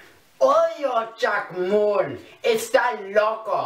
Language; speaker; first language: Spanish; non-native, learner; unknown